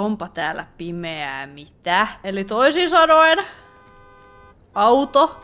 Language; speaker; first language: Finnish; native; Finnish